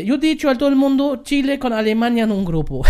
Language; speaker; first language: Spanish; non-native, learner; German